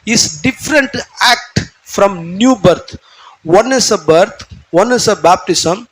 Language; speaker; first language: English; non-native, local second language; Tamil